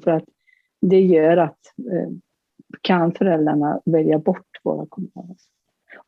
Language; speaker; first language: Swedish; non-native, fluent; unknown